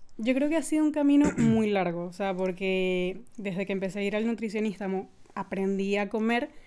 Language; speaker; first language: Spanish; native; Spanish